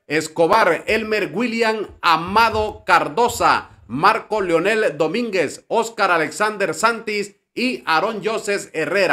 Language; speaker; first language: Spanish; native; Spanish